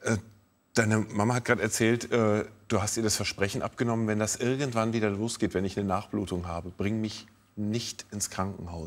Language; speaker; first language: German; native; German